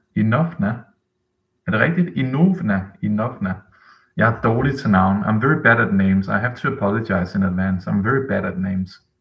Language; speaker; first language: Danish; native; Danish